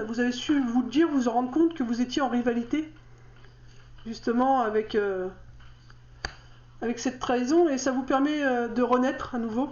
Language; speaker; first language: French; native; French